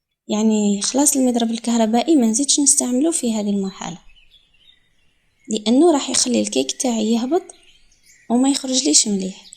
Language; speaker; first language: Arabic; native; Arabic